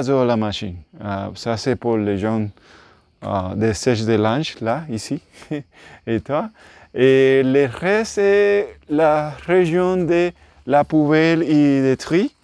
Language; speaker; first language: French; non-native, learner; English